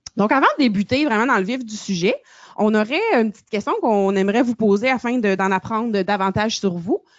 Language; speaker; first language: French; native; French